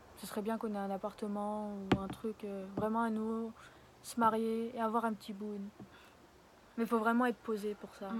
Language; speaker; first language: French; early bilingual, other home language; Spanish